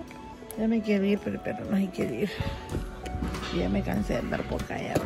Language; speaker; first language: Spanish; native; Spanish